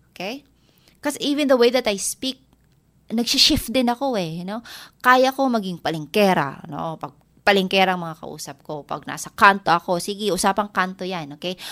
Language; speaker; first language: Filipino; non-native, local second language; Waray